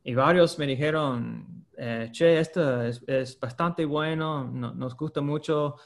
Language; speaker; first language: Spanish; non-native, fluent; English